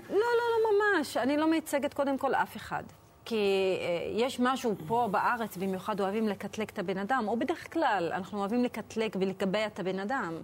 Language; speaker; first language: Hebrew; non-native, local second language; Arabic